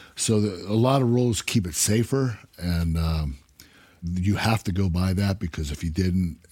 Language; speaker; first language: English; native; English